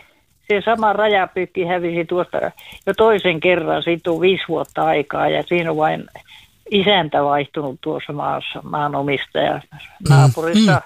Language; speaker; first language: Finnish; native; Finnish